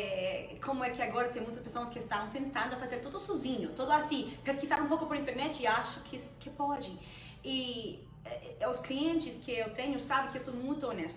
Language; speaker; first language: Portuguese; non-native, fluent; Spanish